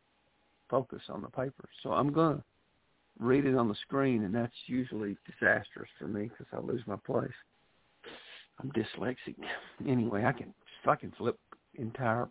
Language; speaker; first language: English; native; English